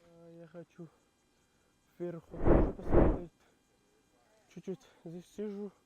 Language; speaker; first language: Russian; non-native, learner; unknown